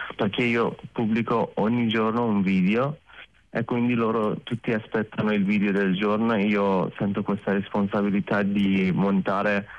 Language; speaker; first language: Italian; non-native, learner; Persian